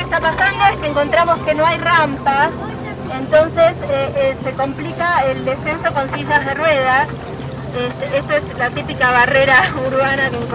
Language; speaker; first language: Spanish; native; Spanish